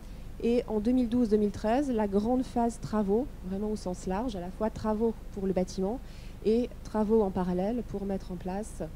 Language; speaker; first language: French; native; French